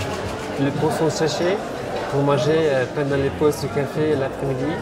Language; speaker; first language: French; non-native, fluent; Icelandic